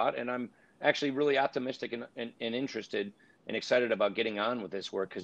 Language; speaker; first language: English; native; English